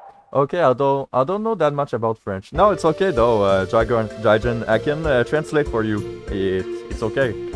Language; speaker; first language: English; non-native, fluent; French